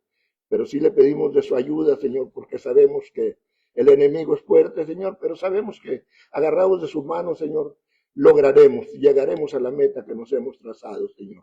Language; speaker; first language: Spanish; native; Spanish